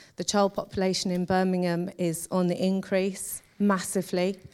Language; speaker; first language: English; native; English